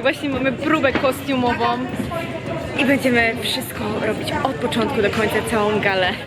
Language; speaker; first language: Polish; native; Polish